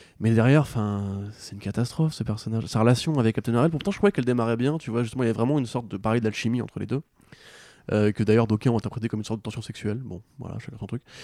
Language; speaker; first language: French; native; French